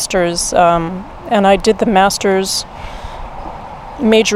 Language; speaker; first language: English; native; English